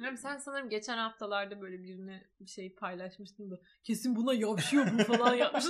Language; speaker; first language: Turkish; native; Turkish